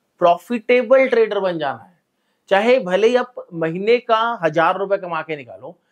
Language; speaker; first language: Hindi; native; Hindi